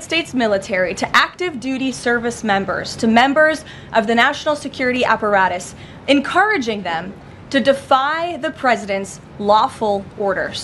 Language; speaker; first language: English; native; English